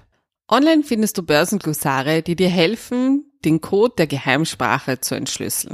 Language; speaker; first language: German; native; German